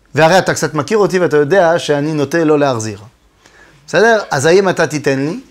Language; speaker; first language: Hebrew; non-native, fluent; French